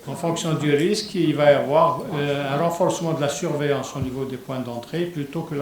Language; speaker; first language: French; non-native, local second language; Arabic